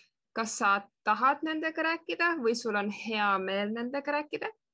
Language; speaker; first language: Estonian; native; Estonian